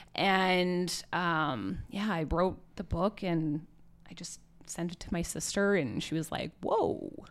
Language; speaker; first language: English; native; English